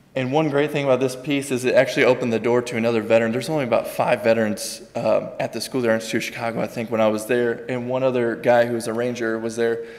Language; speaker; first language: English; native; English